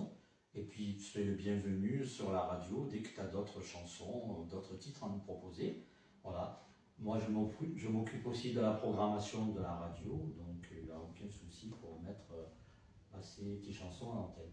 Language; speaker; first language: French; native; French